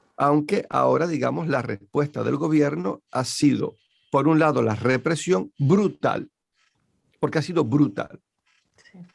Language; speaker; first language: Spanish; native; Spanish